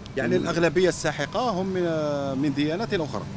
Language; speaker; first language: Arabic; native; Arabic